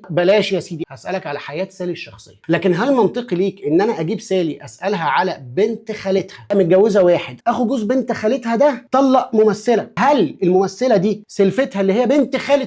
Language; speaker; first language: Arabic; native; Arabic